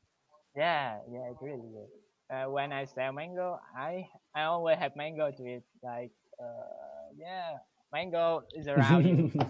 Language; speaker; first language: English; non-native, learner; Vietnamese